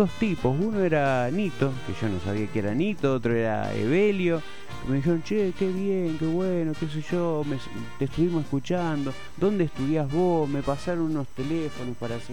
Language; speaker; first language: Spanish; native; Spanish